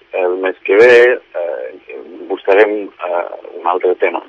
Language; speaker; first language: Catalan; non-native, fluent; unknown